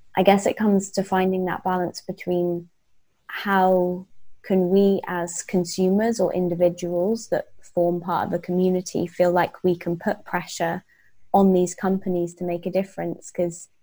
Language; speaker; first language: English; native; English